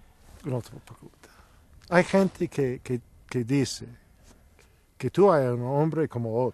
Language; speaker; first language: Spanish; non-native, learner; English